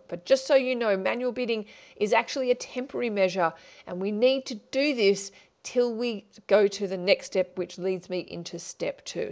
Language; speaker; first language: English; native; English